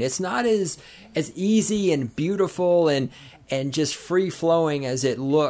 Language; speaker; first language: English; native; English